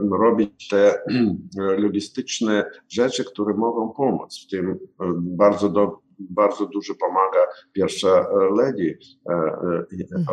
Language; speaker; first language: Polish; non-native, learner; Ukrainian